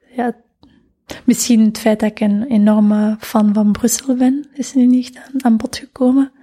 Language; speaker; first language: Dutch; native; Dutch